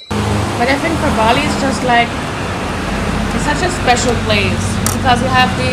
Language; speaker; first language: English; non-native, fluent; Swiss German